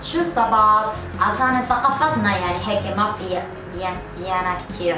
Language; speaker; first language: Arabic; non-native, learner; Korean